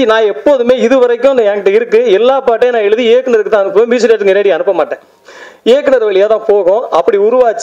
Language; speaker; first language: Tamil; native; Tamil